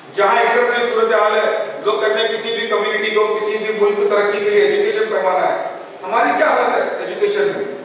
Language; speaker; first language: Hindi; non-native, local second language; Urdu